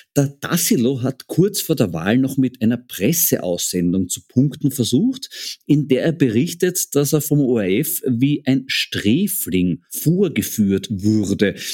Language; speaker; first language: German; native; German